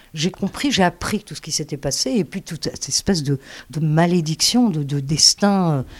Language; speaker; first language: French; early bilingual, other home language; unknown